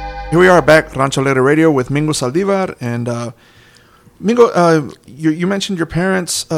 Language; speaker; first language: English; early bilingual, other home language; Spanish